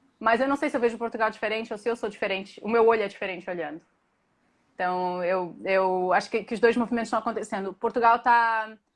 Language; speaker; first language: Portuguese; native; Portuguese